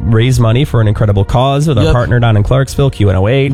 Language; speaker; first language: English; native; English